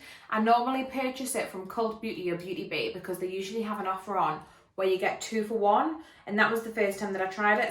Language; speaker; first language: English; native; English